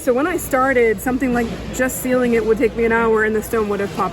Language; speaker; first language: English; native; English